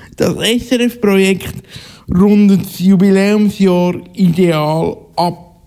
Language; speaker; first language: German; native; German